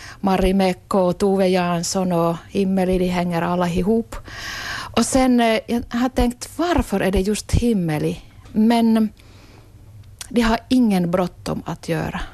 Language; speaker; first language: Swedish; non-native, local second language; Finnish